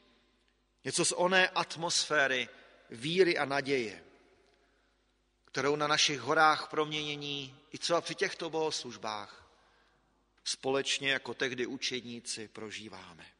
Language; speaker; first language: Czech; native; Czech